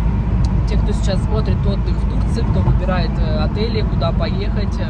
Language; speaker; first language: Russian; native; Russian